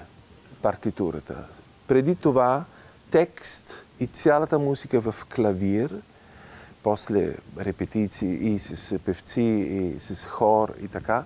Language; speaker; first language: Bulgarian; non-native, fluent; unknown